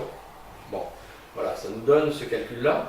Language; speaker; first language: French; native; French